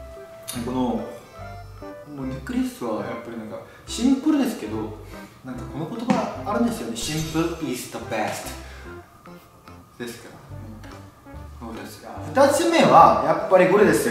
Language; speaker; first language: Japanese; non-native, learner; Korean